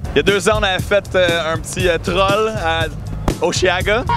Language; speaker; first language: French; native; French